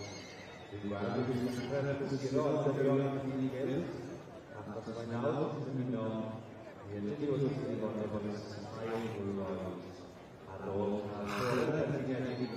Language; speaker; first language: Welsh; native; Welsh